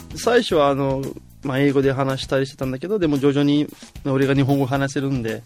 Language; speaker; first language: Japanese; non-native, fluent; Portuguese